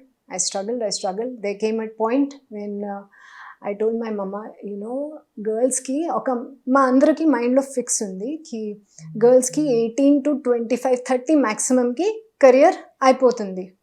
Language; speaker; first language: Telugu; non-native, learner; Hindi